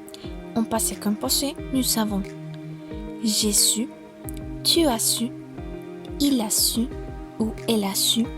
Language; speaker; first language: French; non-native, fluent; Spanish